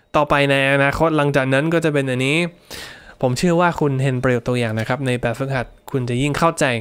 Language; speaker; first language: Thai; non-native, fluent; English